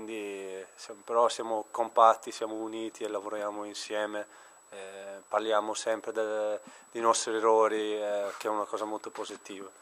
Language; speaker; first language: Italian; early bilingual, heritage; Italian